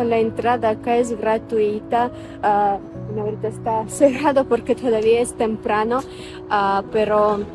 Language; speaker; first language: Spanish; non-native, fluent; Ukrainian